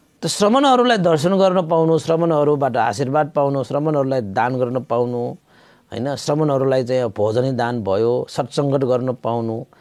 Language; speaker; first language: Nepali; non-native, local second language; Newari